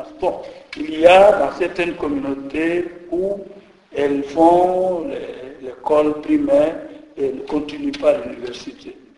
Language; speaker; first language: French; non-native, local second language; Jola-Fonyi